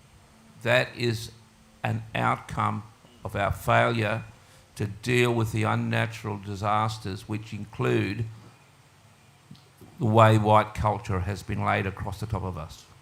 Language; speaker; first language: English; native; English